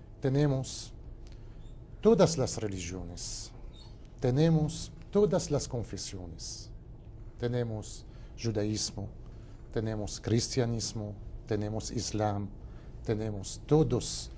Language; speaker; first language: Portuguese; non-native, fluent; Spanish